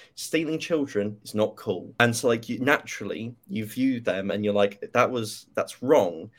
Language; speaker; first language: English; native; English